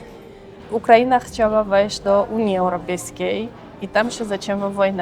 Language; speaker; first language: Polish; non-native, fluent; Armenian